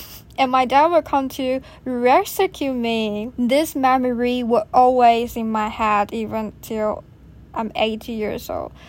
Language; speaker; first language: English; non-native, fluent; Chinese